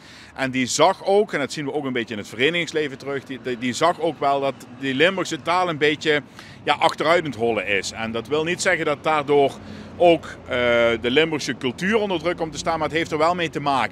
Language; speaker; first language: Dutch; native; Dutch